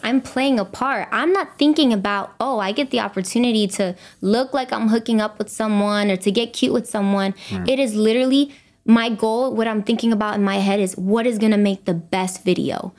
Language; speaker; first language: English; early bilingual, other home language; Spanish